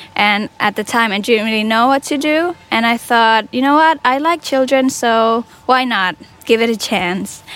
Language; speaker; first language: English; non-native, fluent; Indonesian